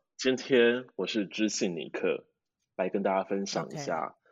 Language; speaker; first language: Chinese; native; Chinese